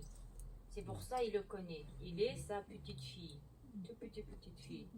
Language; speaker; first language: French; non-native, learner; Mongolian